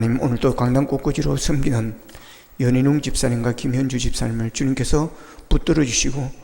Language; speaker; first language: Korean; native; Korean